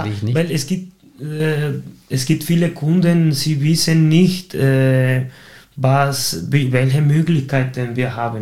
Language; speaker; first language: German; non-native, fluent; Spanish